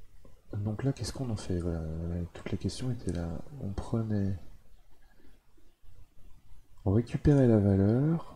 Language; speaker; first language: French; native; French